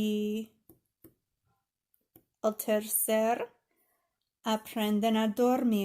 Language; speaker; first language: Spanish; non-native, fluent; English